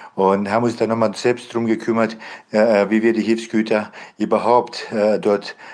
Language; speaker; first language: German; non-native, fluent; Bosnian